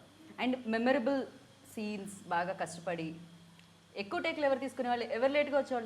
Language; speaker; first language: Telugu; native; Telugu